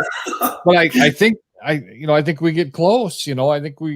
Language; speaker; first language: English; native; English